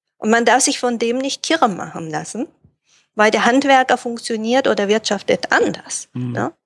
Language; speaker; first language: German; native; German